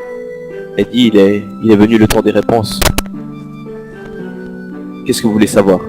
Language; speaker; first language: French; native; French